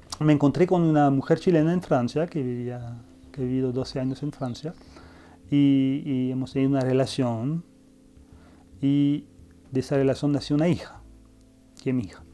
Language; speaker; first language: Spanish; non-native, fluent; French